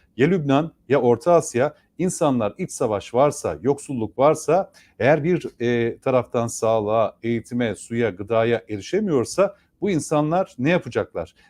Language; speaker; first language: Turkish; native; Turkish